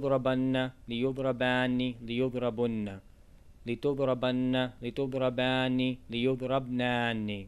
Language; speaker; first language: Arabic; non-native, fluent; English